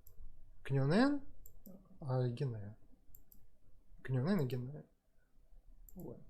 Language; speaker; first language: Korean; non-native, learner; Russian